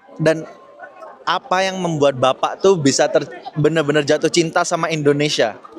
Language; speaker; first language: Indonesian; native; Indonesian